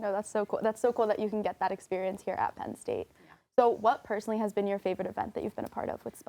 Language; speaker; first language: English; native; English